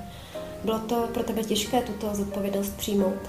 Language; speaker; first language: Czech; native; Czech